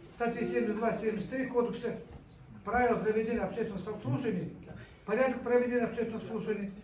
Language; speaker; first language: Russian; non-native, local second language; Kazakh